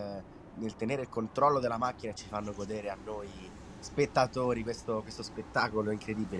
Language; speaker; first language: Italian; native; Italian